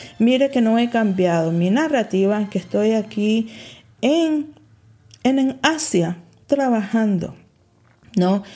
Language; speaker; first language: Spanish; early bilingual, heritage; Spanish